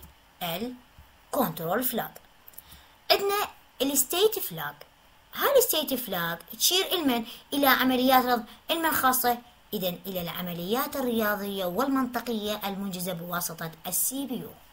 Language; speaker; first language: Arabic; native; Arabic